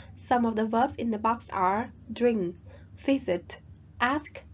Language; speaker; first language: English; non-native, fluent; Vietnamese